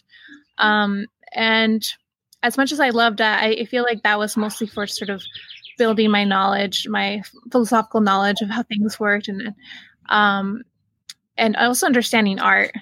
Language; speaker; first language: English; native; English